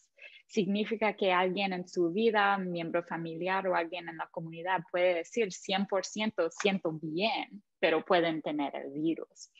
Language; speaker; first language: Spanish; non-native, fluent; English